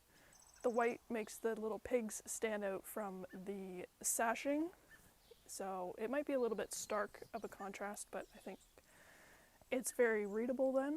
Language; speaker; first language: English; native; English